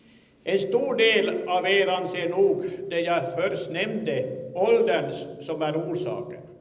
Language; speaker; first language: Swedish; native; Swedish